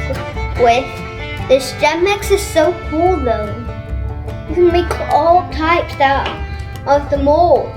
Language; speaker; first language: English; native; English